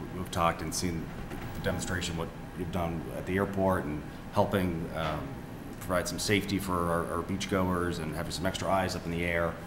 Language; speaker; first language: English; native; English